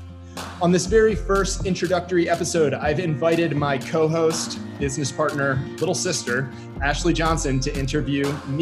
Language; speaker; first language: English; native; English